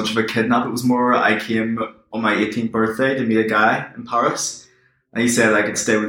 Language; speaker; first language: English; native; English